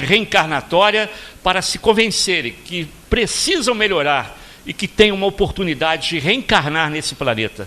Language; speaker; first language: Portuguese; native; Portuguese